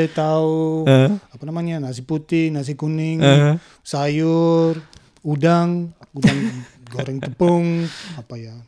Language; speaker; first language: Indonesian; non-native, learner; German